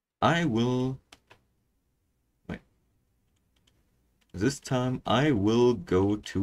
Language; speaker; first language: English; non-native, fluent; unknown